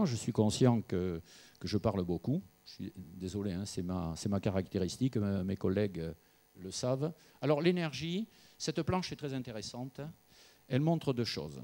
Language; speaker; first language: French; native; French